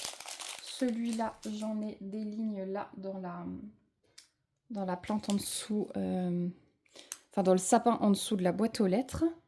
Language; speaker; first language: French; native; French